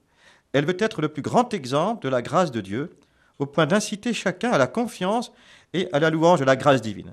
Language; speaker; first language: French; native; French